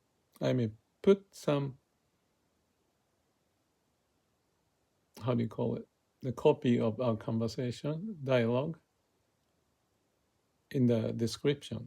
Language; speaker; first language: English; non-native, fluent; Japanese